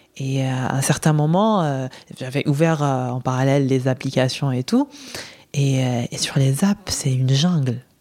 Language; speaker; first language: French; non-native, local second language; Arabic